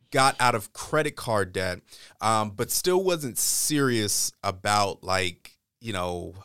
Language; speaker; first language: English; native; English